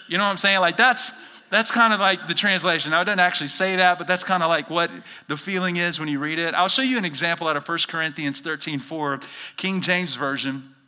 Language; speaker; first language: English; native; English